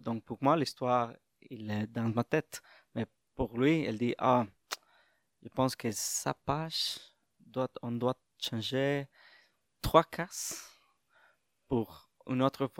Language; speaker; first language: French; non-native, learner; English